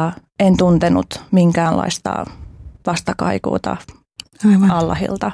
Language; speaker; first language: Finnish; early bilingual, other home language; Albanian